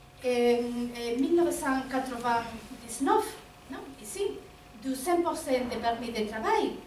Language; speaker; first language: French; non-native, fluent; Spanish